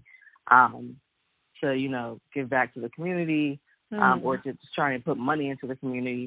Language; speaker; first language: English; native; English